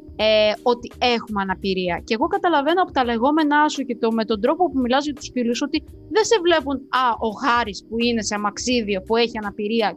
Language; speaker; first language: Greek; non-native, fluent; Romanian